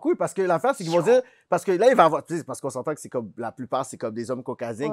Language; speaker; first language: French; native; French